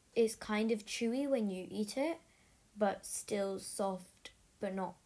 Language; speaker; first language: English; native; English